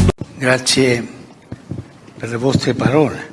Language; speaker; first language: Italian; non-native, fluent; Spanish